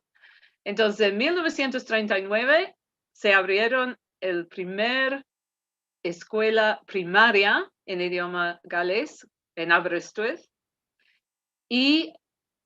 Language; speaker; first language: Spanish; non-native, fluent; English